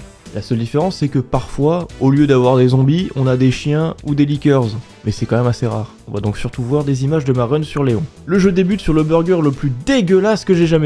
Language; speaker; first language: French; native; French